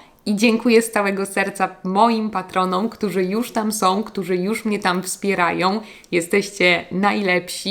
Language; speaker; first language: Polish; native; Polish